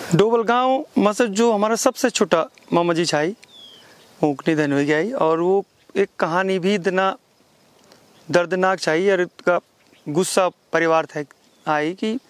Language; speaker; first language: Hindi; non-native, local second language; Garhwali